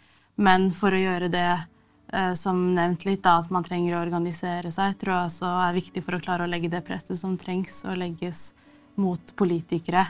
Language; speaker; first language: Norwegian; native; Norwegian